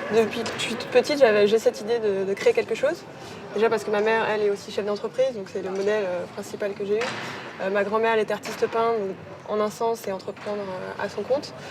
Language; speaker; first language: French; native; French